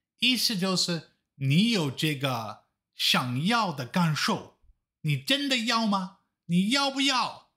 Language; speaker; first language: Chinese; non-native, fluent; Dutch